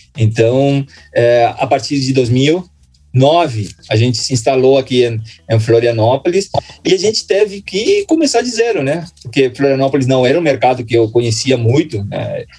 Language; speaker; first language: Portuguese; non-native, fluent; Spanish